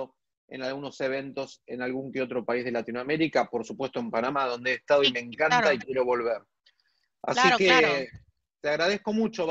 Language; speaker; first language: Spanish; native; Spanish